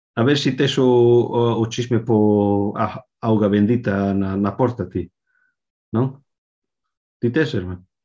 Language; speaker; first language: Galician; non-native, local second language; Spanish